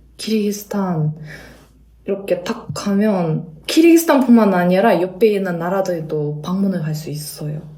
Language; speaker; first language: Korean; non-native, fluent; Kyrgyz